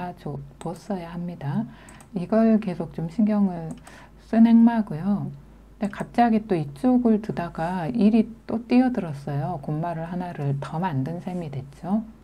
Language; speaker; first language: Korean; native; Korean